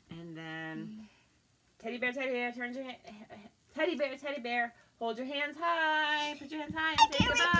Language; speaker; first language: English; native; English